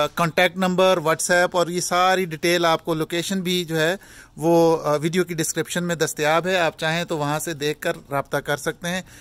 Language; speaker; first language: Urdu; non-native, local second language; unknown